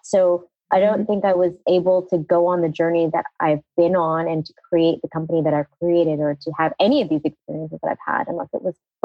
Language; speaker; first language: English; native; English